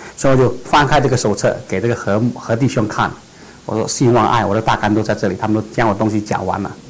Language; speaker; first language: Chinese; non-native, local second language; Cantonese